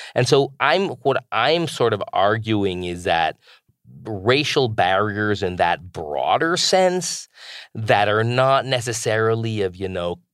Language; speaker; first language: English; non-native, fluent; Spanish